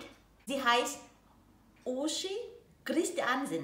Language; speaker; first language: German; non-native, learner; Vietnamese